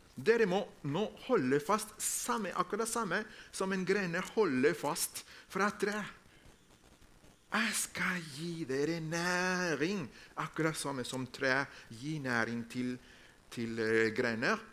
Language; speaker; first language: Norwegian; non-native, fluent; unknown